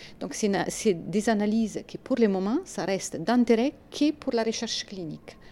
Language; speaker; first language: French; non-native, fluent; Italian